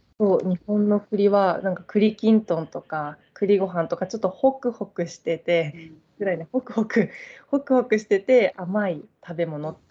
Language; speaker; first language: Japanese; native; Japanese